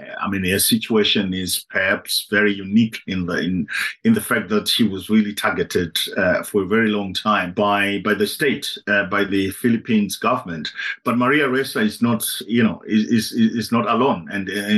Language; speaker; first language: English; non-native, local second language; Shona